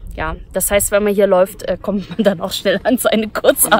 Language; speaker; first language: German; native; German